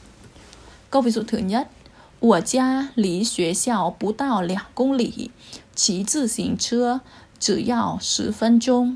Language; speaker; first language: Chinese; non-native, fluent; Vietnamese